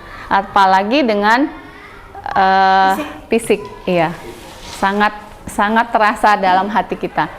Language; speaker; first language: Indonesian; native; Indonesian